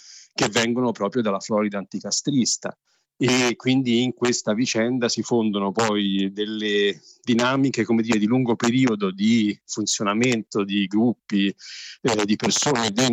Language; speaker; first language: Italian; native; Italian